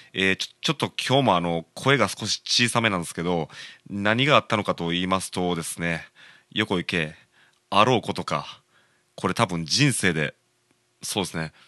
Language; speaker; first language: Japanese; native; Japanese